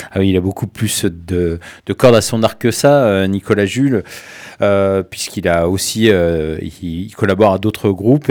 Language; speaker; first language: French; native; French